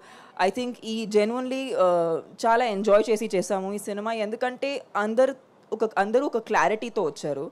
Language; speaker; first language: Telugu; non-native, fluent; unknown